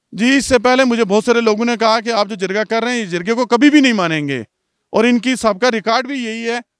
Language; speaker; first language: Urdu; non-native, local second language; Punjabi